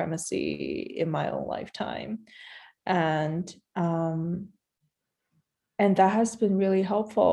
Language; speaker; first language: English; non-native, local second language; Cantonese